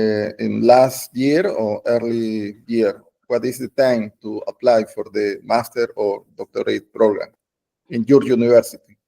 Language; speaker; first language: English; non-native, learner; Spanish